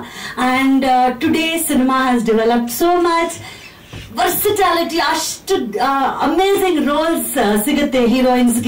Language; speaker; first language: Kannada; non-native, fluent; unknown